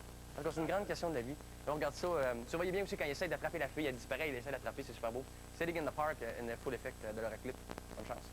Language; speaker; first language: French; native; French